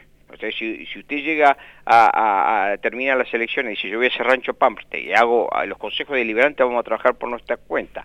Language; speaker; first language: Spanish; native; Spanish